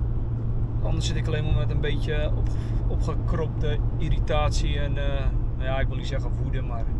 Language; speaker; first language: Dutch; native; Dutch